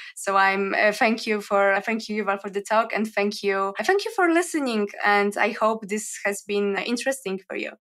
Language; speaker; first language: English; non-native, fluent; Polish